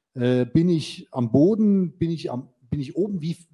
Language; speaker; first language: German; native; German